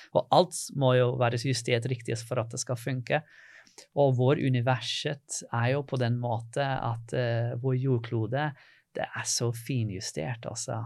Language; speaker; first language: Norwegian; non-native, fluent; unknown